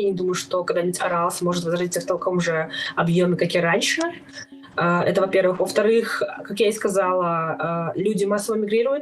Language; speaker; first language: Russian; non-native, local second language; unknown